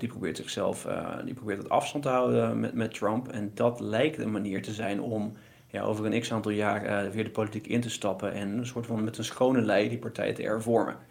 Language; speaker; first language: Dutch; native; Dutch